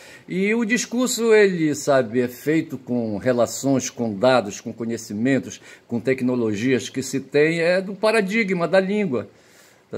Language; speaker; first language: Portuguese; native; Portuguese